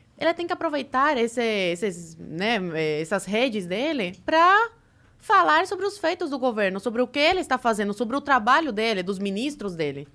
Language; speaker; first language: Portuguese; early bilingual, other home language; Spanish